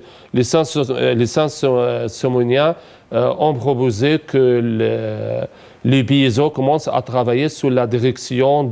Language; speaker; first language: French; non-native, fluent; Arabic